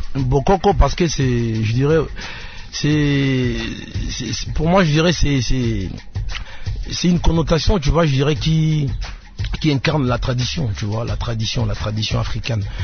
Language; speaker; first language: French; non-native, local second language; Lingala